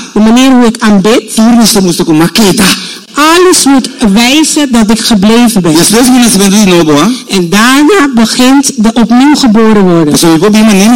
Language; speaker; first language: Dutch; non-native, local second language; Papiamento